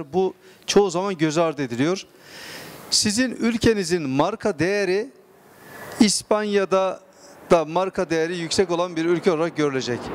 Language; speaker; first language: Turkish; native; Turkish